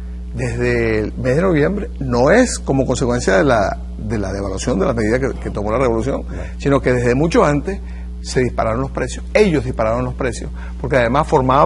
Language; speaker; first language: Spanish; native; Spanish